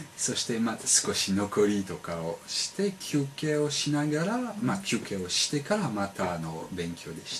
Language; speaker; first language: Japanese; non-native, fluent; French